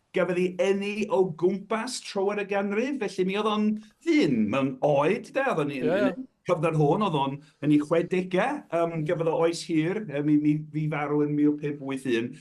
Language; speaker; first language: Welsh; native; Welsh